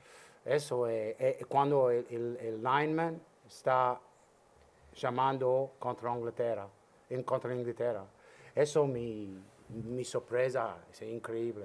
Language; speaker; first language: Spanish; non-native, learner; English